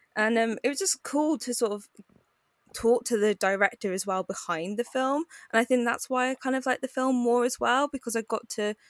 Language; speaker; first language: English; native; English